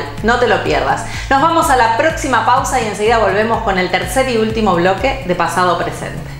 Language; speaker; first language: Spanish; native; Spanish